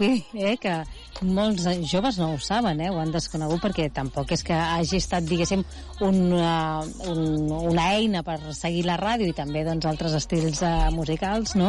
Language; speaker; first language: Catalan; native; Catalan